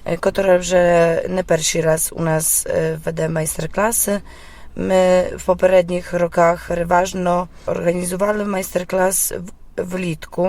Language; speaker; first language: Polish; non-native, local second language; Ukrainian